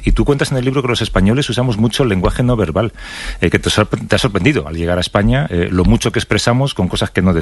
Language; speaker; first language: Spanish; native; Spanish